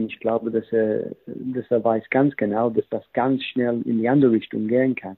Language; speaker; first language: German; non-native, fluent; English